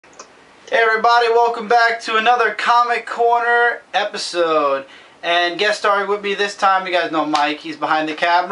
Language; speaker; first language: English; native; English